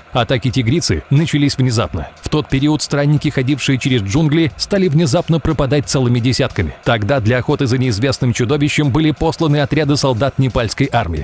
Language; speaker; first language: Russian; native; Russian